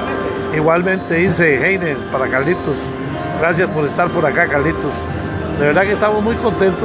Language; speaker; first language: Spanish; native; Spanish